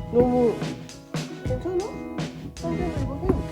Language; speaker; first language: Korean; non-native, fluent; Japanese